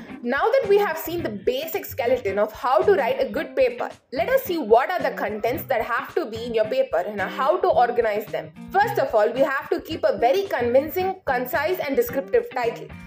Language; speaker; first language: English; non-native, local second language; Tamil